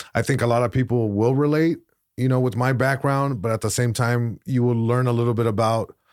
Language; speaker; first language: English; early bilingual, other home language; Spanish